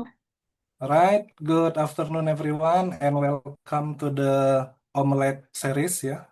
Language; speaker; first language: English; non-native, fluent; Indonesian